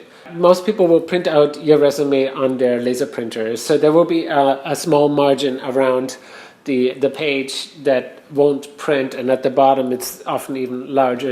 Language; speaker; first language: English; non-native, fluent; German